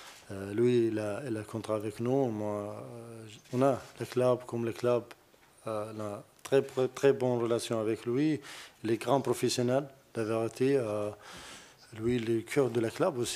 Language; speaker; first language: French; non-native, learner; Arabic